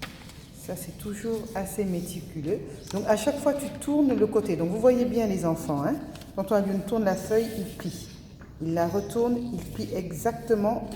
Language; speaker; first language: French; native; French